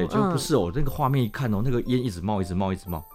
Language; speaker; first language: Chinese; native; Chinese